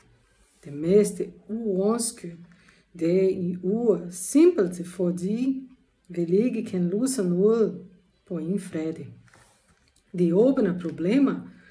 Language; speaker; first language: Danish; non-native, learner; Portuguese